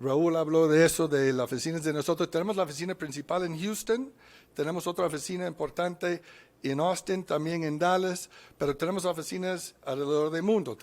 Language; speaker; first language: Spanish; non-native, fluent; English